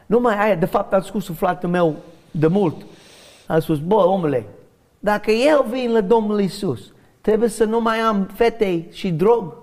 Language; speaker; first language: Romanian; non-native, learner; English